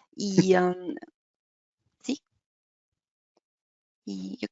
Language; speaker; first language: Spanish; non-native, fluent; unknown